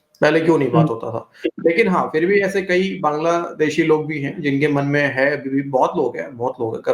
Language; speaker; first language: Hindi; native; Hindi